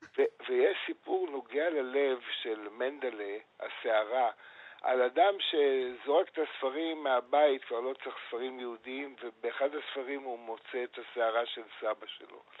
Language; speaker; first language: Hebrew; native; Hebrew